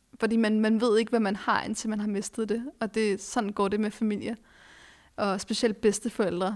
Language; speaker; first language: Danish; early bilingual, other home language; Arabic